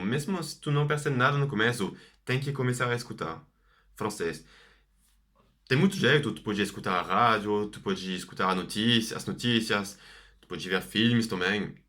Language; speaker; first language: Portuguese; non-native, fluent; French